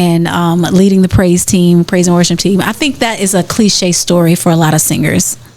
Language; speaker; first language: English; native; English